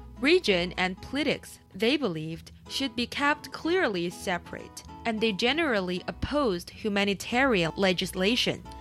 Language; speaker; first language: English; non-native, fluent; Chinese